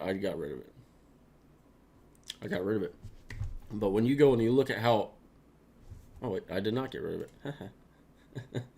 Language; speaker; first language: English; native; English